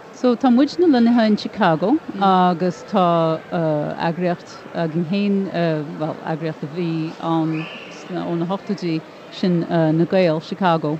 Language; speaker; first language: Irish; non-native, fluent; English